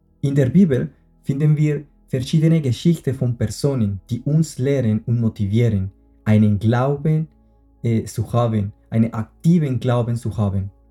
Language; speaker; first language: German; non-native, fluent; Spanish